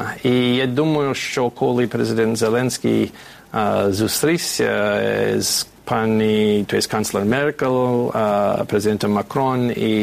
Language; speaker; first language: Ukrainian; non-native, fluent; English